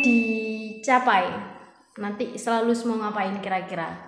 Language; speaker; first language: Indonesian; non-native, local second language; Javanese